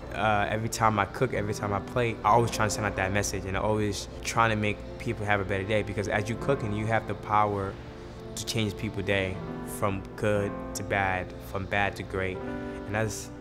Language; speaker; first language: English; non-native, fluent; Wolof